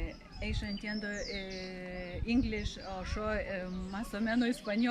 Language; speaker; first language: Spanish; non-native, learner; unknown